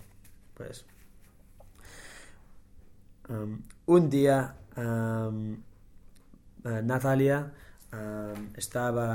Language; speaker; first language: Spanish; non-native, learner; English